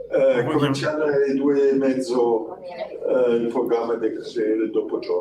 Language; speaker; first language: Italian; non-native, fluent; French